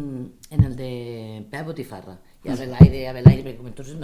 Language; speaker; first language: Catalan; native; Catalan